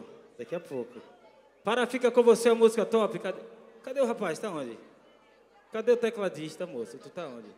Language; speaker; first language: Portuguese; native; Portuguese